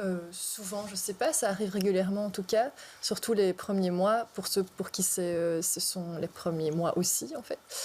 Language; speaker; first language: French; native; French